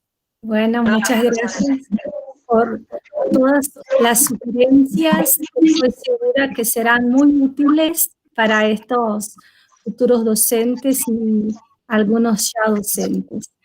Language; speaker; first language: Spanish; non-native, fluent; Portuguese